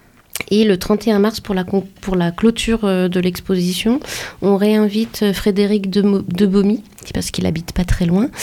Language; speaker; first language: French; native; French